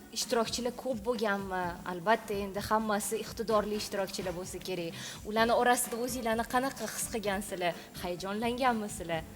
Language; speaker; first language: Uzbek; native; Uzbek